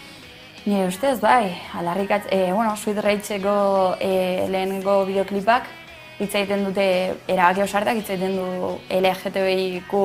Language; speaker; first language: Basque; non-native, local second language; Spanish